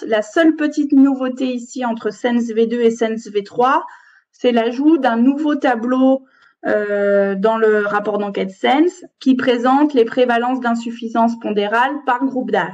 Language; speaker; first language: French; native; French